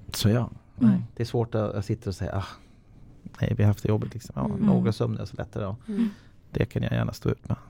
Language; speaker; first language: Swedish; non-native, fluent; English